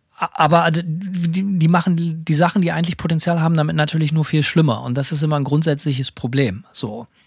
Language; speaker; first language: German; native; German